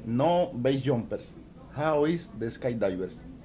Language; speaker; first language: English; non-native, learner; Spanish